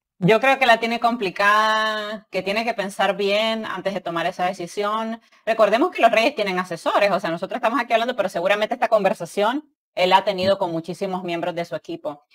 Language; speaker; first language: Spanish; native; Spanish